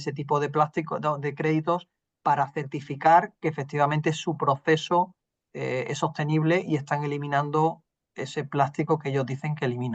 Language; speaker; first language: Spanish; native; Spanish